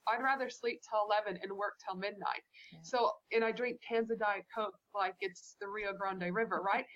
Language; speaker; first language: English; native; English